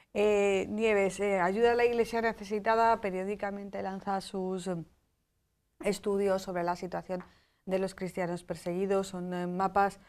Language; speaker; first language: Spanish; native; Spanish